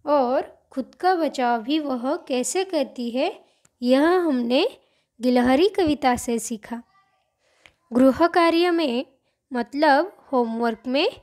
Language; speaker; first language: Hindi; non-native, local second language; Marathi